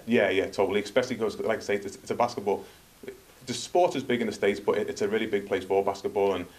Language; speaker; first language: English; native; English